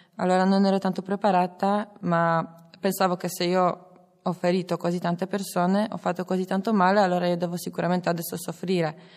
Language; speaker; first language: Italian; non-native, fluent; Polish